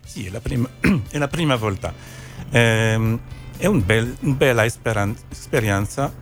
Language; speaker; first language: Italian; non-native, learner; French